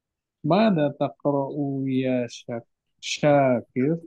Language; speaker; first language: Arabic; non-native, learner; Indonesian